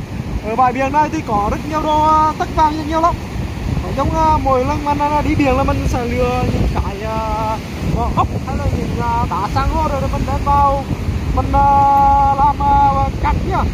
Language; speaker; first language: Vietnamese; native; Vietnamese